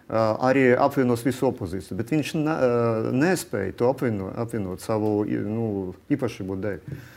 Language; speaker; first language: Latvian; non-native, local second language; Russian